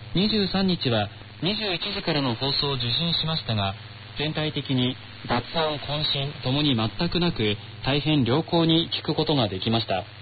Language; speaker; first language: Japanese; non-native, fluent; Chinese